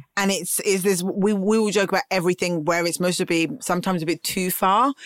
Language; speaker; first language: English; native; English